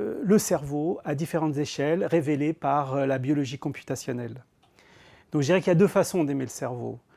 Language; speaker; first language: French; native; French